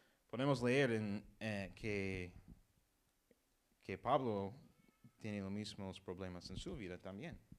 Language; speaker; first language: Spanish; non-native, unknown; English